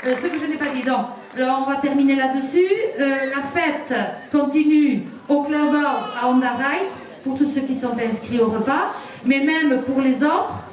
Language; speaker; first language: French; native; French